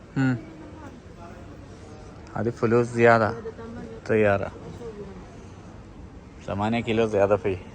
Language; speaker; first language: Arabic; non-native, learner; Malayalam